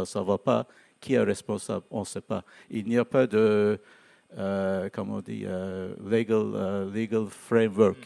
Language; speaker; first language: French; non-native, learner; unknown